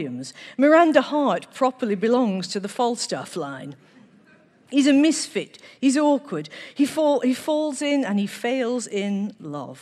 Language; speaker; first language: English; native; English